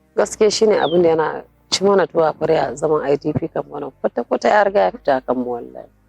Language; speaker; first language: Hausa; native; Hausa